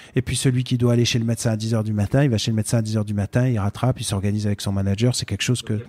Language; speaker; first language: French; native; French